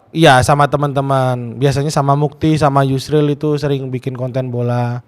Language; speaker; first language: Indonesian; native; Indonesian